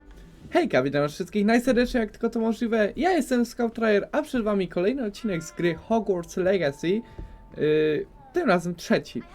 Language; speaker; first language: Polish; native; Polish